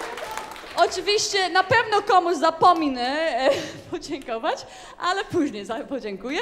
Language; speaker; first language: Polish; non-native, learner; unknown